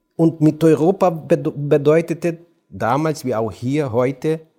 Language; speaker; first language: German; non-native, fluent; Ukrainian